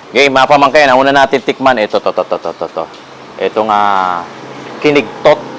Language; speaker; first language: Filipino; native; Filipino